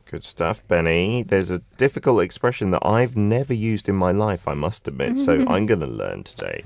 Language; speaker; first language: English; native; English